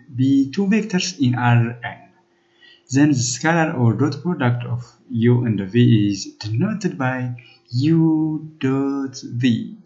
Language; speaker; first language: English; non-native, local second language; Amharic